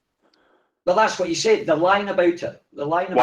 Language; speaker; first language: English; native; English